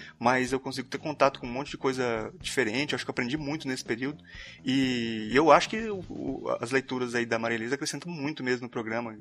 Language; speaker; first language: Portuguese; native; Portuguese